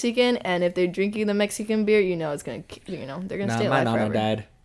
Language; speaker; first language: English; early bilingual, other home language; Spanish